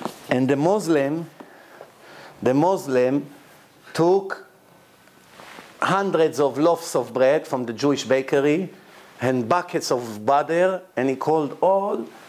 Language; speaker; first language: English; non-native, fluent; Hebrew